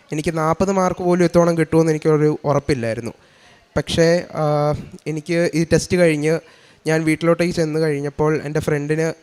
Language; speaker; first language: Malayalam; early bilingual, heritage; Malayalam